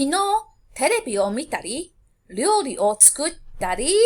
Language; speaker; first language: Japanese; non-native, fluent; English